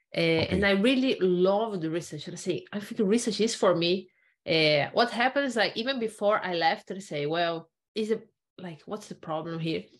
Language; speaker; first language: English; non-native, fluent; Portuguese